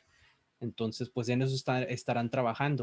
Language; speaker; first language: Spanish; native; Spanish